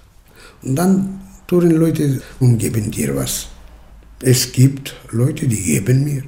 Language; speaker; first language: German; early bilingual, heritage; German